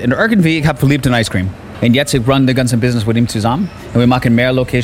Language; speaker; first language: German; non-native, fluent; English